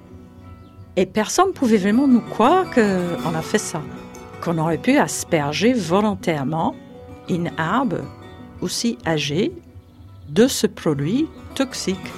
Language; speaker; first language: French; non-native, fluent; English